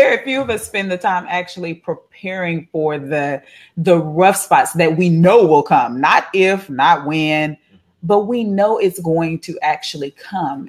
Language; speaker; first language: English; native; English